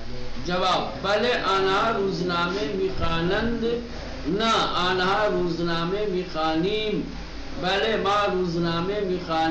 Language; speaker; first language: Persian; non-native, fluent; Urdu